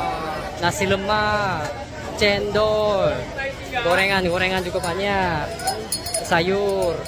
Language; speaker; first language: Indonesian; non-native, learner; Korean